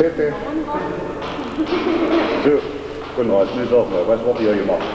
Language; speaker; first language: German; native; German